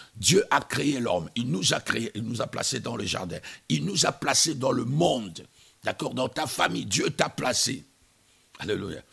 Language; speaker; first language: French; non-native, local second language; Lingala